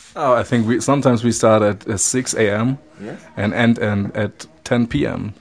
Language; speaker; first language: English; non-native, fluent; German